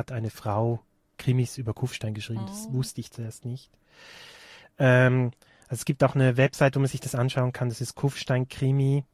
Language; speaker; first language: German; native; German